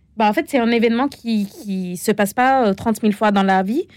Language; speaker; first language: French; non-native, fluent; Arabic